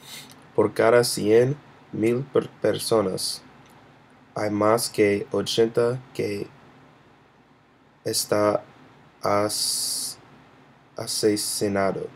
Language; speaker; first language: Spanish; non-native, learner; English